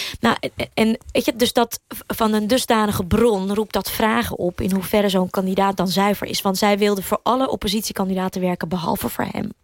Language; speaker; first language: Dutch; early bilingual, other home language; Russian